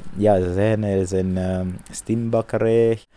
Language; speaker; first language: Dutch; non-native, learner; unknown